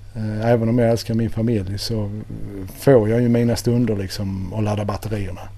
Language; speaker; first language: Swedish; native; Swedish